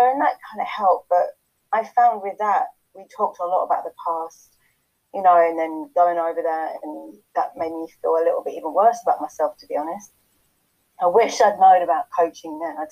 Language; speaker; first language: English; native; English